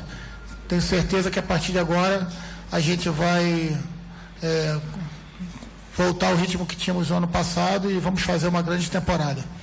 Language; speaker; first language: Portuguese; native; Portuguese